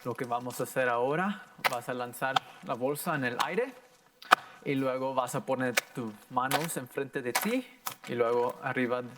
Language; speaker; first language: Spanish; early bilingual, heritage; Spanish